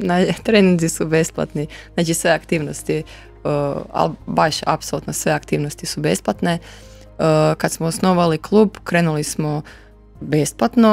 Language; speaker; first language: Croatian; native; Croatian